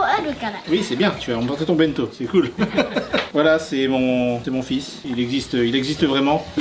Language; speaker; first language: French; native; French